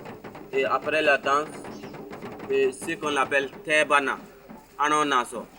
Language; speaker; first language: French; non-native, learner; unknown